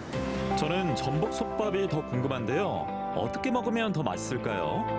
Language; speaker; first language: Korean; native; Korean